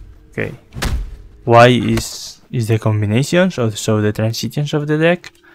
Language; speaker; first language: English; non-native, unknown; Spanish